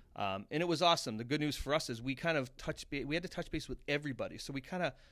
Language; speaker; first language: English; native; English